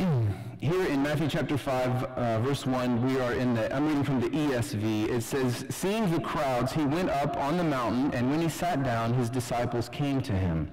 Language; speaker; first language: English; native; English